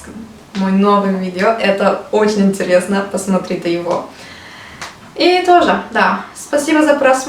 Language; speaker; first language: Russian; non-native, learner; Turkish